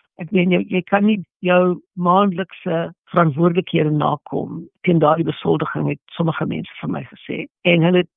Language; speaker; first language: Afrikaans; non-native, local second language; English